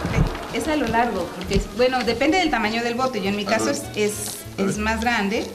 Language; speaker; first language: Spanish; native; Spanish